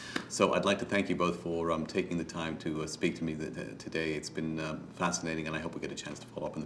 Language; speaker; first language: English; native; English